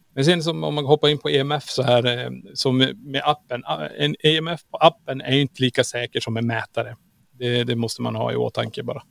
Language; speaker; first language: Swedish; native; Swedish